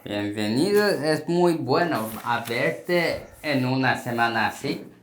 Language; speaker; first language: Spanish; non-native, fluent; Korean